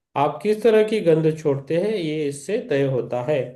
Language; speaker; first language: Hindi; non-native, local second language; Marathi